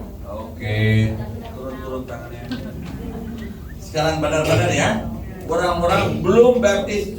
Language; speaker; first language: Indonesian; non-native, learner; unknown